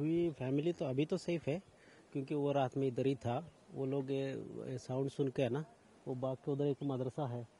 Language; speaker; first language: Hindi; non-native, local second language; Malayalam